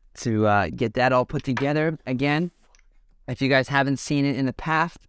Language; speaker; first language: English; native; English